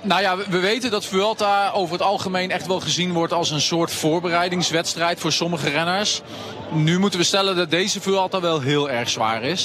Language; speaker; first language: Dutch; native; Dutch